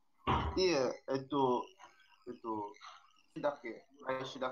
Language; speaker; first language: Japanese; non-native, learner; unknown